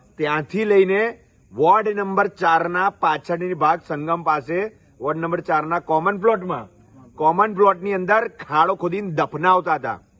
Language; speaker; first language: Gujarati; native; Gujarati